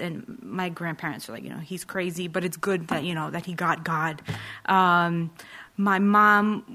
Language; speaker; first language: English; native; English